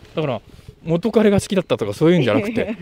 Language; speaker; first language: Japanese; native; Japanese